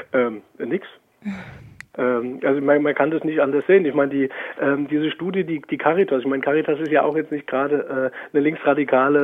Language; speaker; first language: German; native; German